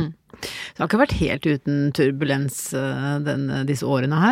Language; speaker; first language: Norwegian; native; Norwegian